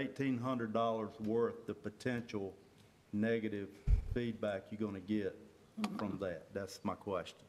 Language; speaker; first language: English; native; English